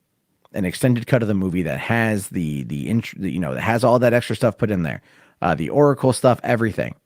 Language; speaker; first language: English; native; English